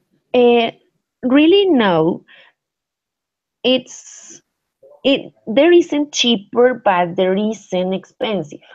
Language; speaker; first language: English; non-native, learner; Spanish